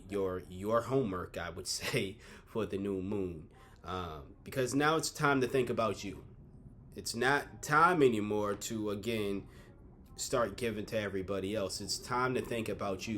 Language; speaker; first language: English; native; English